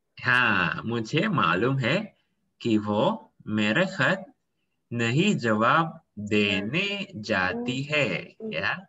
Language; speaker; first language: Hindi; non-native, fluent; Indonesian